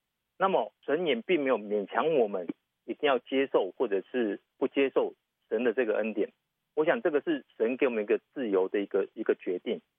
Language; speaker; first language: Chinese; native; Chinese